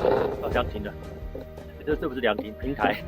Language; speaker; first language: Chinese; native; Chinese